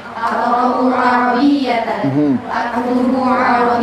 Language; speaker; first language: Arabic; non-native, learner; Indonesian